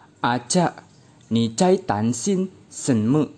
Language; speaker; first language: Chinese; non-native, learner; Indonesian